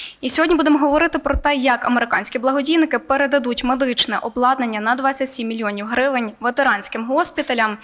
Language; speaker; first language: Ukrainian; native; Ukrainian